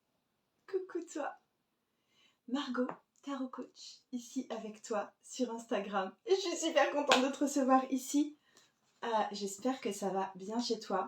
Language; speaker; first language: French; native; French